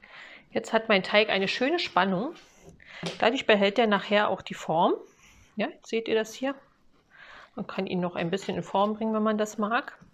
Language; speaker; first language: German; native; German